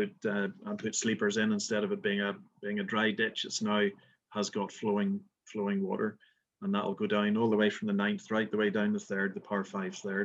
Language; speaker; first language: English; native; English